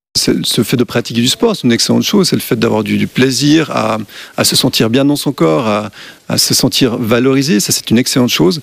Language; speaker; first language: French; native; French